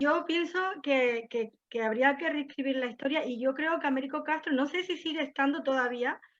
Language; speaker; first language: Spanish; native; Spanish